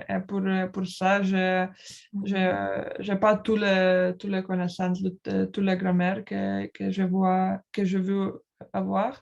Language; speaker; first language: French; non-native, learner; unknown